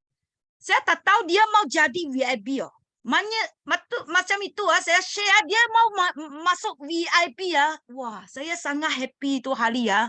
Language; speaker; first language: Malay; non-native, learner; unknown